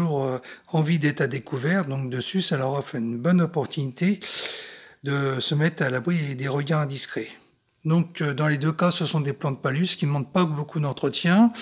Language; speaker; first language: French; native; French